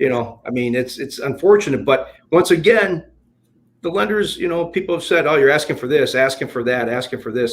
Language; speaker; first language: English; native; English